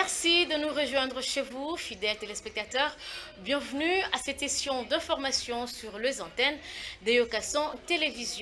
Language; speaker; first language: French; native; French